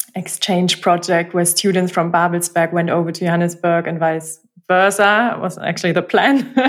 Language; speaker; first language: English; non-native, fluent; German